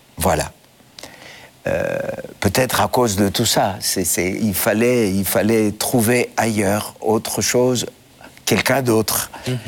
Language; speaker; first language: French; non-native, fluent; Greek